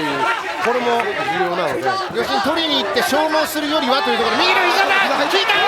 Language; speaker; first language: Japanese; native; Japanese